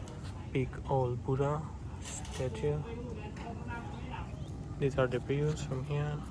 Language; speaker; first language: English; non-native, learner; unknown